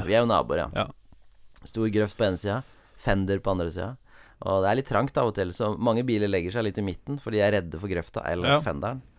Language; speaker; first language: Norwegian; early bilingual, heritage; Norwegian